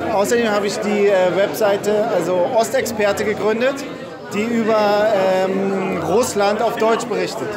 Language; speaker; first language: German; native; German